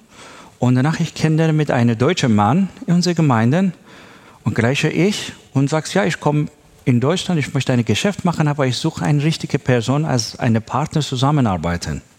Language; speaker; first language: German; non-native, learner; Persian